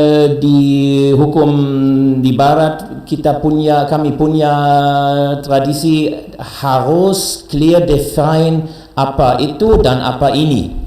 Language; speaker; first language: Indonesian; non-native, learner; German